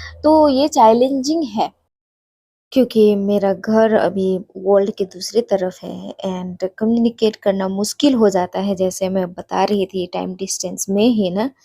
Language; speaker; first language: Hindi; non-native, local second language; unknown